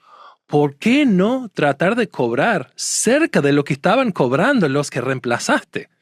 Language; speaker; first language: Spanish; non-native, fluent; English